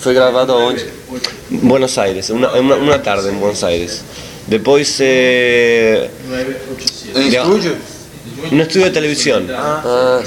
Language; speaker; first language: Portuguese; non-native, learner; Spanish